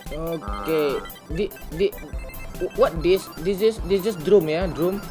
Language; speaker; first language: English; non-native, learner; Indonesian